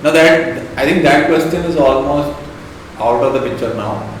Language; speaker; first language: English; non-native, local second language; Malayalam